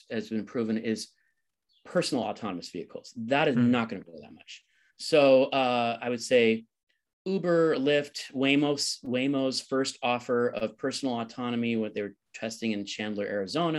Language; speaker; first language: English; native; English